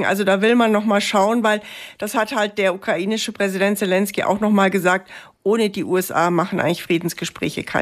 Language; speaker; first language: German; native; German